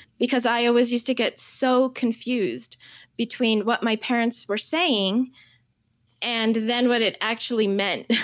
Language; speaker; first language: English; early bilingual, other home language; Chinese